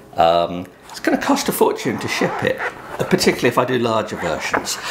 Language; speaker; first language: English; native; English